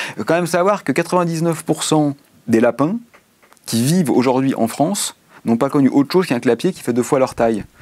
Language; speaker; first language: French; native; French